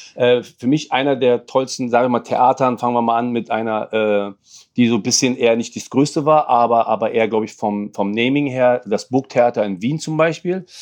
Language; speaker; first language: German; early bilingual, other home language; Arabic